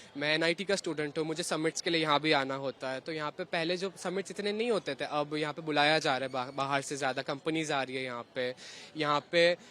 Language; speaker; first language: Hindi; non-native, local second language; Bangla